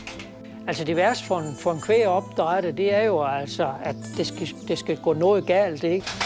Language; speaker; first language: Danish; native; Danish